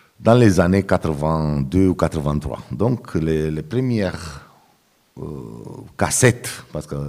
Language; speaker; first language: French; non-native, fluent; Romanian